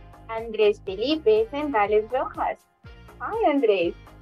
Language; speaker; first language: Spanish; native; Spanish